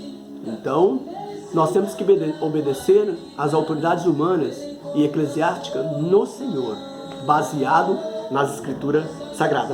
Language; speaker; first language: Portuguese; native; Portuguese